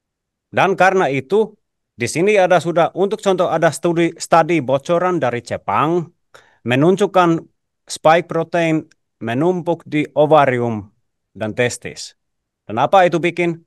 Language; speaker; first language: Indonesian; non-native, fluent; Finnish